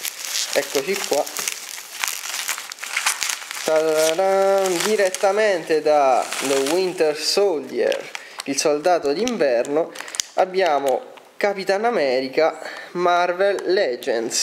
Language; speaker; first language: Italian; native; Italian